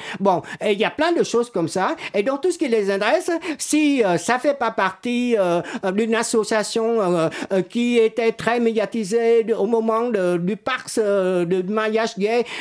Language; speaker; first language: French; non-native, fluent; Vietnamese